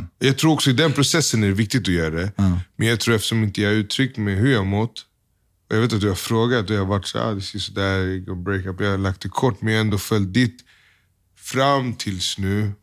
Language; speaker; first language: Swedish; early bilingual, other home language; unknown